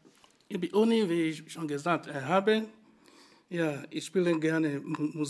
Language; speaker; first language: German; non-native, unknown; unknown